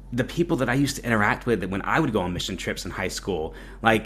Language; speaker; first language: English; native; English